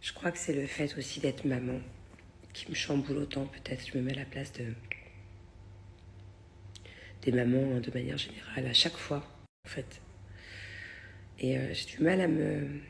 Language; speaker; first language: French; native; French